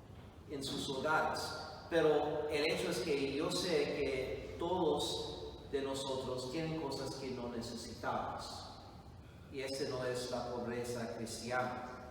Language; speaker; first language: Spanish; non-native, fluent; English